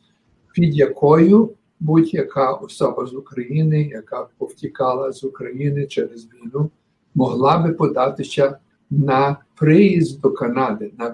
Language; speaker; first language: Ukrainian; early bilingual, heritage; Ukrainian